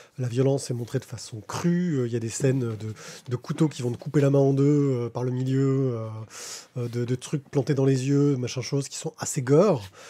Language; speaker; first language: French; native; French